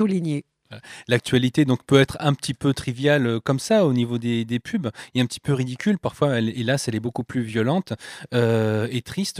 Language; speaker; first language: French; native; French